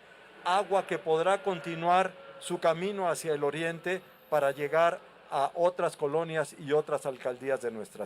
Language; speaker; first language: Spanish; native; Spanish